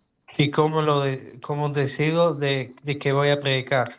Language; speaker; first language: Spanish; non-native, fluent; Dutch